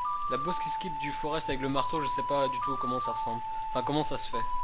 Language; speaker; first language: French; native; French